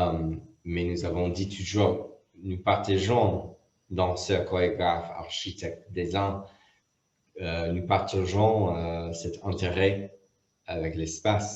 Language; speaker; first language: French; non-native, fluent; English